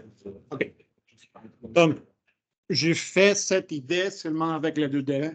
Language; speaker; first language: French; non-native, fluent; Spanish